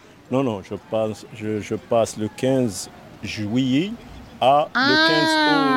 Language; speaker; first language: French; non-native, learner; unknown